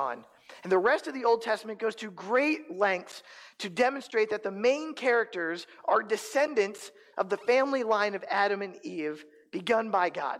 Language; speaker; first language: English; native; English